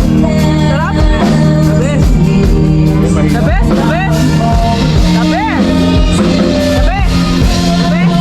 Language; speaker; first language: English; non-native, local second language; Filipino